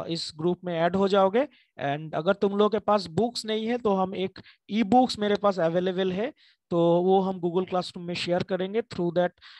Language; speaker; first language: Hindi; non-native, local second language; Bangla